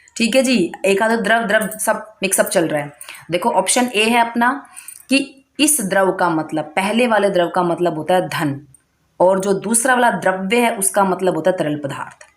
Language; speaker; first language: Hindi; native; Hindi